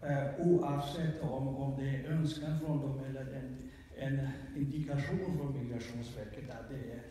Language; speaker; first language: Swedish; non-native, fluent; Kurdish